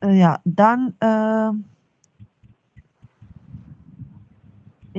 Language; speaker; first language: German; non-native, learner; Macedonian